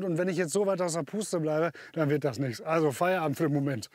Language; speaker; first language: German; native; German